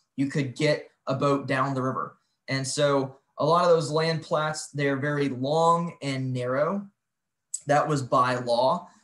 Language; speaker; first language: English; native; English